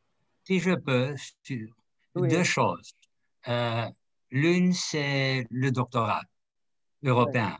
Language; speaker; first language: French; non-native, fluent; Greek